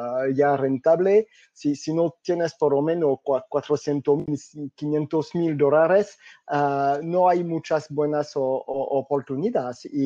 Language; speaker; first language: Spanish; non-native, fluent; French